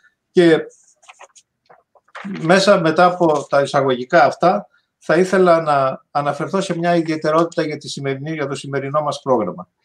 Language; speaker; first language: Greek; native; Greek